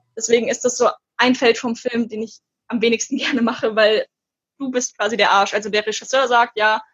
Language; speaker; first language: German; native; German